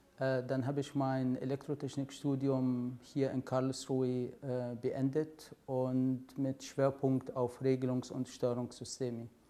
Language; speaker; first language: German; non-native, fluent; Arabic